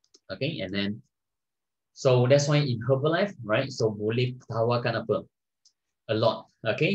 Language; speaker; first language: English; non-native, local second language; Malay